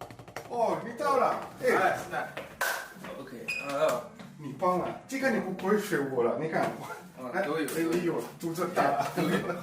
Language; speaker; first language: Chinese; non-native, learner; Morisyen